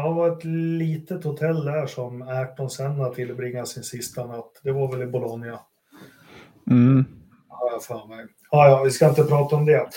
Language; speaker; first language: Swedish; native; Swedish